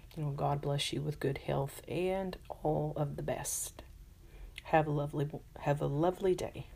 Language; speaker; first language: English; native; English